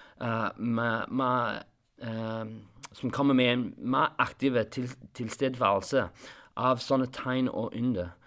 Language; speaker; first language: Norwegian; non-native, fluent; English